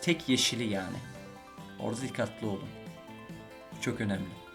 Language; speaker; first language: Turkish; early bilingual, heritage; Turkish